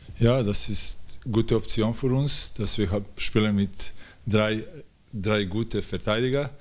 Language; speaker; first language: German; non-native, learner; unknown